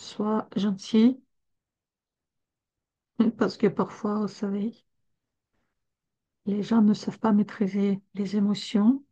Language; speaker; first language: French; non-native, fluent; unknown